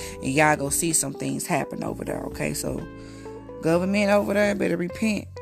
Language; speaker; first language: English; native; English